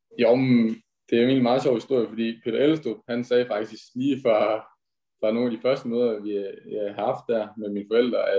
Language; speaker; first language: Danish; native; Danish